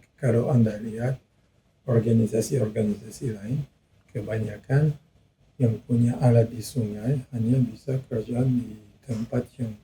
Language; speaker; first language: Indonesian; non-native, learner; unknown